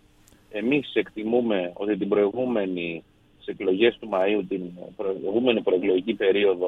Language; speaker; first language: Greek; native; Greek